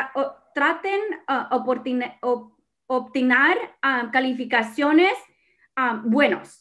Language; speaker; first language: Spanish; early bilingual, other home language; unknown